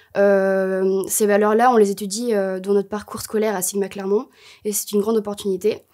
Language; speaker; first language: French; native; French